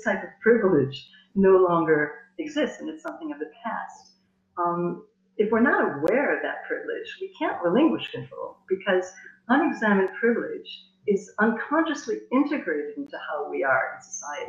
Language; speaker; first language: English; native; English